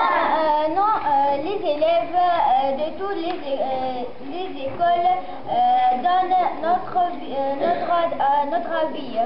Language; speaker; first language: French; non-native, learner; Arabic